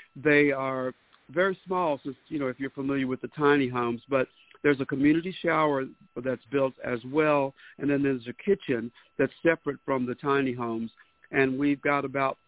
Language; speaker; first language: English; native; English